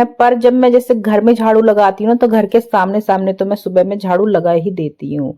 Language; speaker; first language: Hindi; native; Hindi